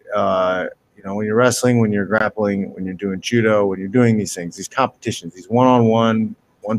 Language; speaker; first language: English; native; English